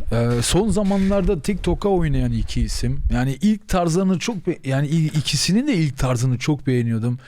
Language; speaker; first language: Turkish; native; Turkish